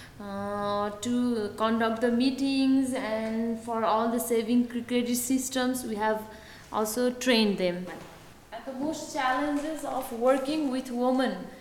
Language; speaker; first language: English; non-native, fluent; Nepali